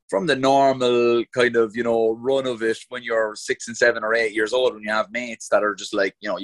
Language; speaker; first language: English; native; English